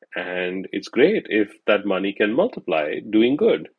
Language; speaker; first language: English; non-native, local second language; Hindi